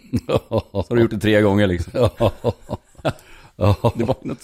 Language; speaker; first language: Swedish; native; Swedish